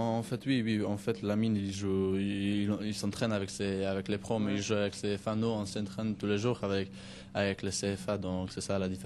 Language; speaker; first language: French; non-native, learner; Polish